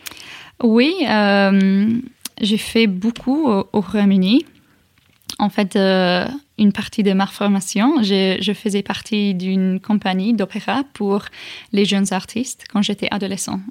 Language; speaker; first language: French; non-native, fluent; English